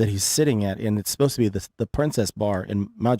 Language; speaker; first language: English; native; English